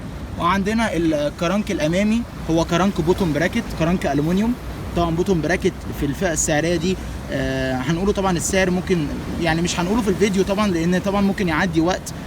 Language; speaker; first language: Arabic; native; Arabic